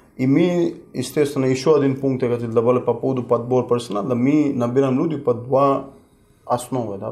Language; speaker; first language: Russian; non-native, fluent; Hindi